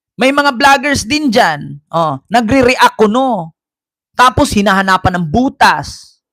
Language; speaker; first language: Filipino; native; Filipino